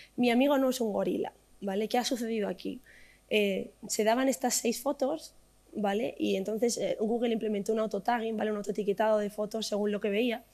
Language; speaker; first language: Spanish; native; Spanish